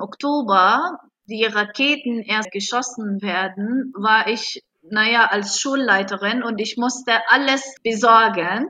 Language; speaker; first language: German; non-native, fluent; Arabic